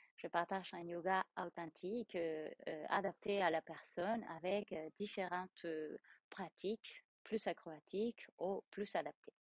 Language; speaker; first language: French; non-native, fluent; Spanish